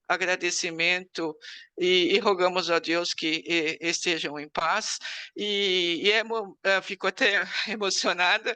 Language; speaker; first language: Portuguese; non-native, learner; Spanish